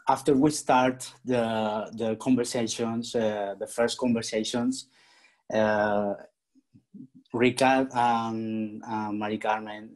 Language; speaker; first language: English; non-native, learner; Spanish